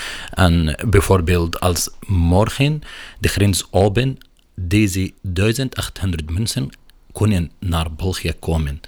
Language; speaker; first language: Dutch; non-native, learner; Arabic